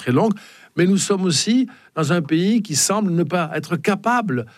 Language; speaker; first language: French; native; French